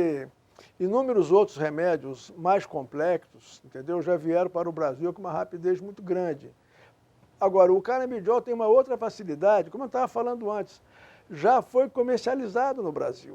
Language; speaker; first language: Portuguese; native; Portuguese